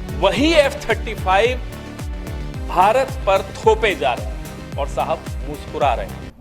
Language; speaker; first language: Hindi; native; Hindi